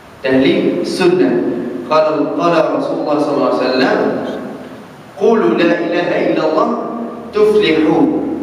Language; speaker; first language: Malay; non-native, fluent; Arabic